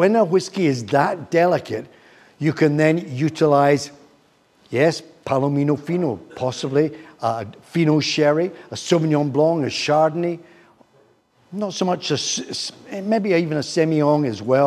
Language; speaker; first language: English; native; English